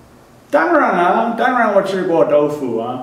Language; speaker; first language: Chinese; non-native, fluent; English